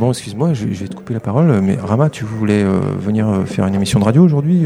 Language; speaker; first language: French; native; French